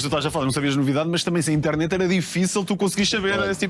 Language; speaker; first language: Portuguese; native; Portuguese